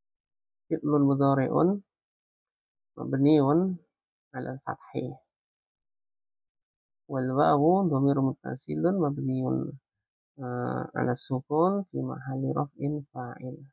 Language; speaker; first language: Arabic; non-native, fluent; Indonesian